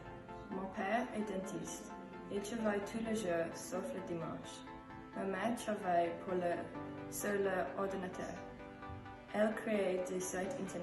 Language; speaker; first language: French; non-native, learner; English